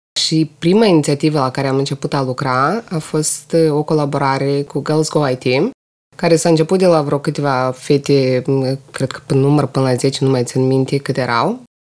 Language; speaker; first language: Romanian; non-native, local second language; Russian